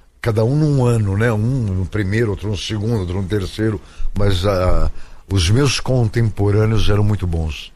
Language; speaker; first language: Portuguese; native; Portuguese